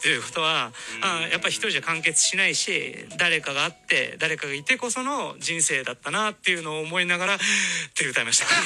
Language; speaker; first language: Japanese; native; Japanese